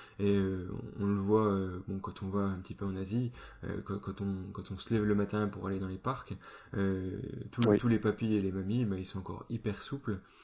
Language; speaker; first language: French; native; French